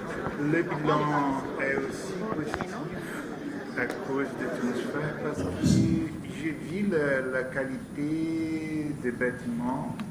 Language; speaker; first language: French; non-native, learner; Portuguese